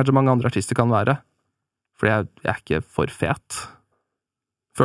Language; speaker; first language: Norwegian; native; Norwegian